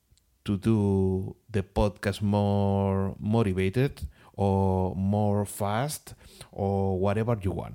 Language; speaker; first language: English; non-native, learner; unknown